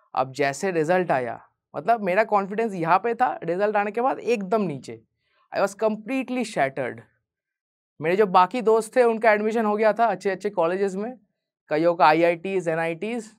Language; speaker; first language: Hindi; non-native, local second language; Bangla